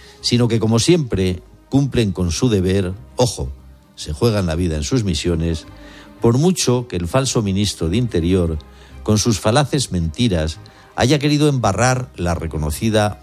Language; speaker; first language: Spanish; native; Spanish